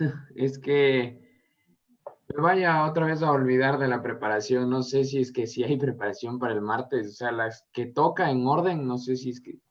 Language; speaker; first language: Spanish; native; Spanish